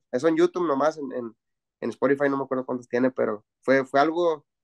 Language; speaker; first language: Spanish; native; Spanish